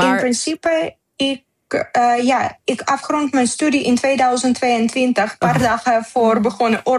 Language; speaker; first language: Dutch; non-native, learner; Ukrainian